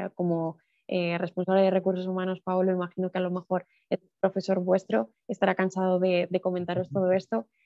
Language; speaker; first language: Spanish; native; Spanish